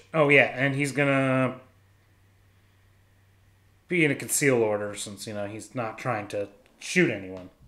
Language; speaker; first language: English; native; English